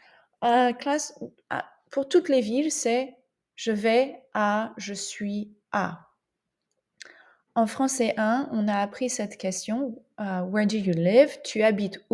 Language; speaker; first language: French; non-native, fluent; English